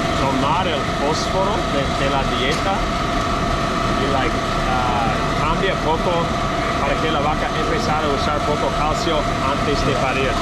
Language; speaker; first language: Spanish; non-native, learner; English